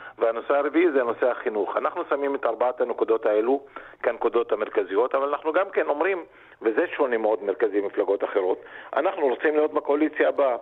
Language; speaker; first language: Hebrew; non-native, local second language; Arabic